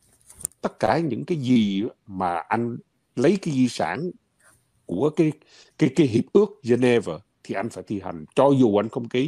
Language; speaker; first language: Vietnamese; native; Vietnamese